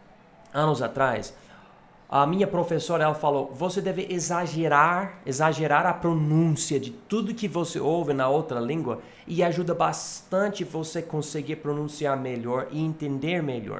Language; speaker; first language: Portuguese; non-native, fluent; English